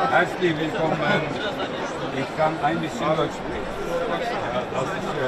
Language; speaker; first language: German; non-native, learner; Turkish